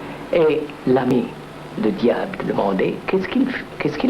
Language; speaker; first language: French; non-native, learner; Telugu